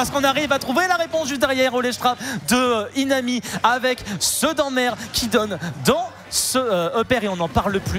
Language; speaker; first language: French; native; French